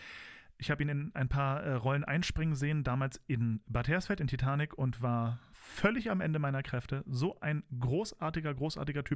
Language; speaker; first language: German; native; German